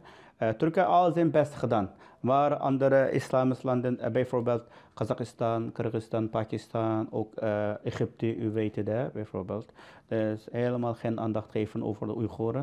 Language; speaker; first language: Dutch; non-native, learner; Uyghur